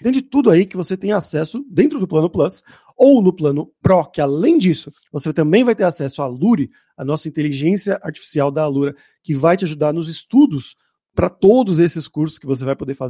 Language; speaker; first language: Portuguese; native; Portuguese